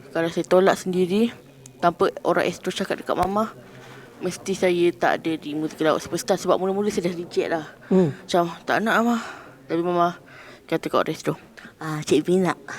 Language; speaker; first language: Malay; native; Malay